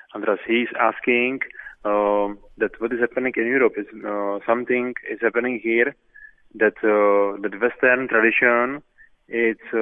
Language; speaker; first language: English; non-native, fluent; Czech